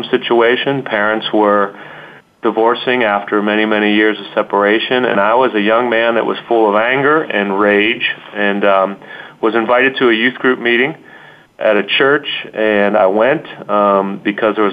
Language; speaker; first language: English; native; English